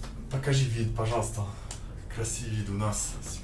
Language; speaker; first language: Russian; non-native, learner; French